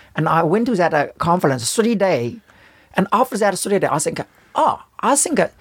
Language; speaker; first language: English; non-native, fluent; Chinese